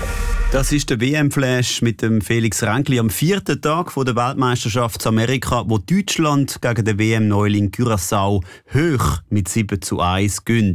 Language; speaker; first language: German; native; German